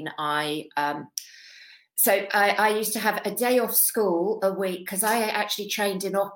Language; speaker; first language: English; native; English